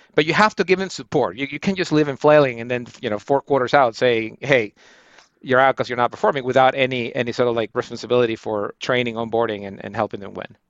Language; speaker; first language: English; non-native, fluent; Spanish